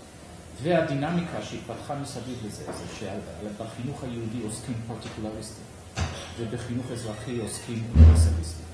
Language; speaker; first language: Hebrew; native; Hebrew